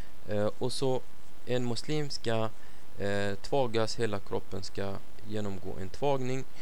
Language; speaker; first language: Swedish; non-native, fluent; Arabic